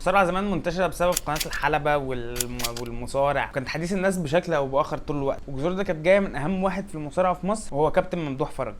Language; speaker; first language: Arabic; native; Arabic